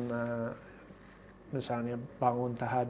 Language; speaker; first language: Indonesian; non-native, fluent; English